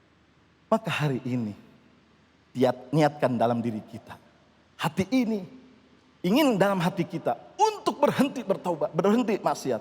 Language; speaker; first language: Indonesian; native; Indonesian